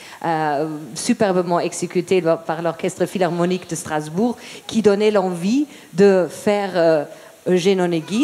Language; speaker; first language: French; non-native, fluent; German